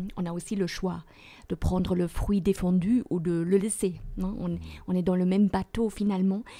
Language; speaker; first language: French; non-native, fluent; German